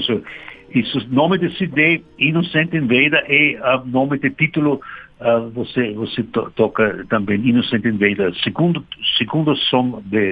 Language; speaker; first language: Portuguese; non-native, learner; German